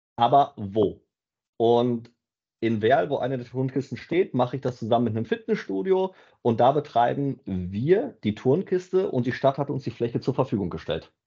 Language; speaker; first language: German; native; German